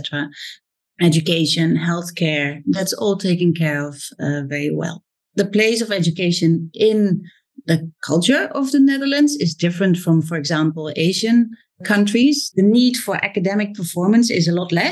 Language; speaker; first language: English; non-native, fluent; Dutch